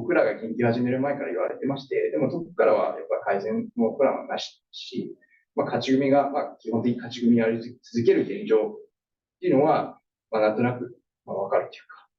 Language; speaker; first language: Japanese; native; Japanese